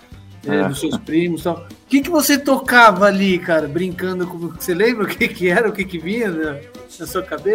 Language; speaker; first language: Portuguese; native; Portuguese